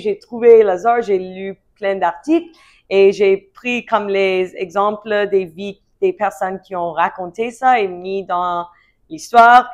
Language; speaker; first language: French; non-native, learner; English